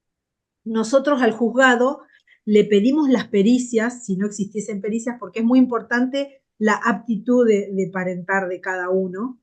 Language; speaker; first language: Spanish; native; Spanish